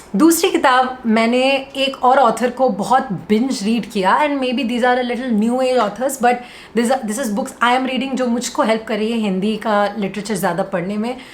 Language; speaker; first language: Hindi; non-native, local second language; Bangla